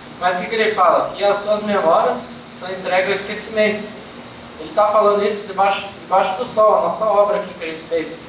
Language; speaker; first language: Portuguese; native; Portuguese